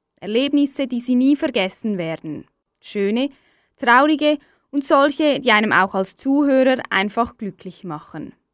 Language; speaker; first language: German; native; German